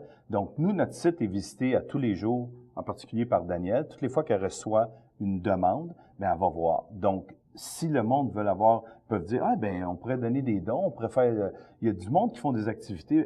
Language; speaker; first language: French; native; French